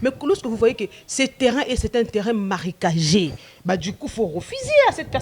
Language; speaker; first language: French; non-native, local second language; Lingala